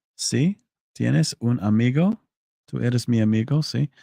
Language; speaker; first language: Spanish; non-native, learner; English